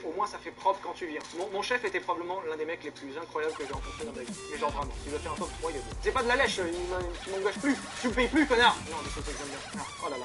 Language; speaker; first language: French; native; French